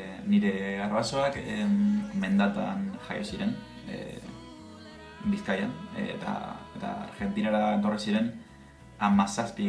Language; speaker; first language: Basque; non-native, learner; Spanish